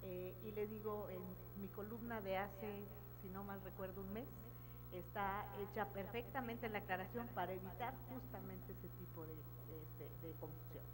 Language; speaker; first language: Spanish; native; Spanish